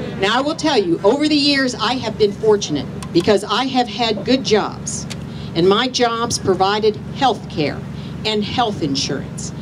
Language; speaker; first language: English; native; English